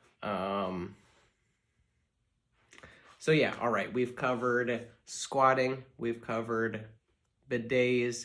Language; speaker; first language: English; native; English